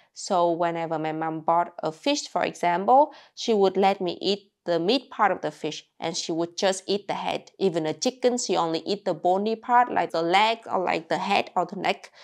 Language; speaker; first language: English; non-native, fluent; Vietnamese